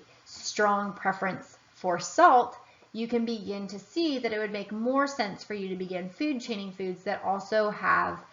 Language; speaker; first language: English; native; English